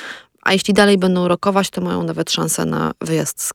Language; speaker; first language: Polish; native; Polish